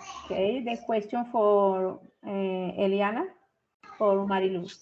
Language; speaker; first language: English; non-native, fluent; Spanish